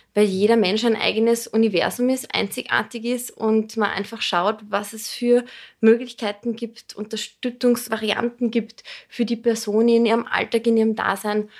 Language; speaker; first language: German; non-native, fluent; Serbian